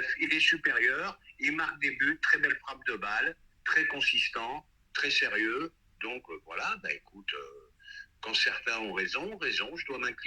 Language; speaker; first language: French; native; French